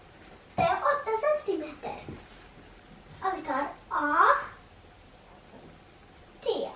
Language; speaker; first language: Swedish; early bilingual, other home language; Tigrinya